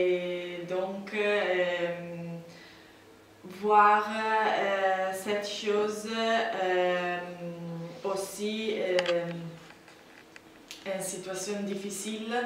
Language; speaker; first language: French; non-native, learner; Italian